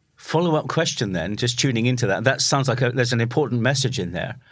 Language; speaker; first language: English; native; English